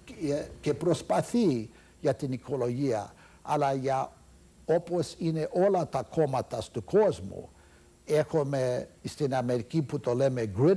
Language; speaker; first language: Greek; early bilingual, heritage; Greek